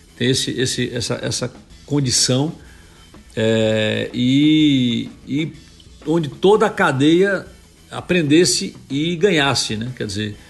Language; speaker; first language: Portuguese; native; Portuguese